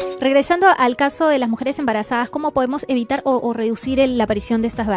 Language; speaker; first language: Spanish; native; Spanish